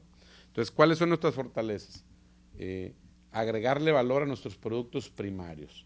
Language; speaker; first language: Spanish; native; Spanish